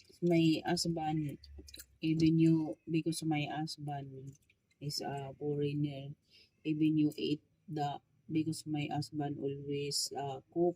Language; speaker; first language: English; non-native, learner; Filipino